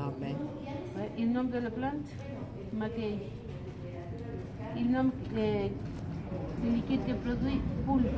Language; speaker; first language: French; non-native, learner; Spanish